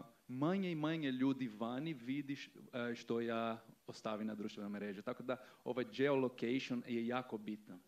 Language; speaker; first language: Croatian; non-native, learner; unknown